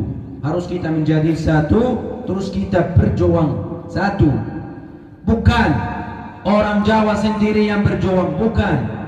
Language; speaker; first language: Indonesian; non-native, fluent; Arabic